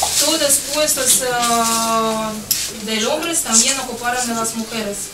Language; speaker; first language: Spanish; non-native, fluent; Russian